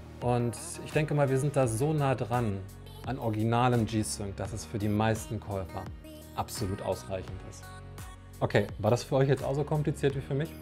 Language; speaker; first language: German; native; German